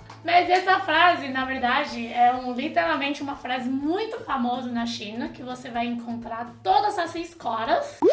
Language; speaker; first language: Portuguese; non-native, fluent; Chinese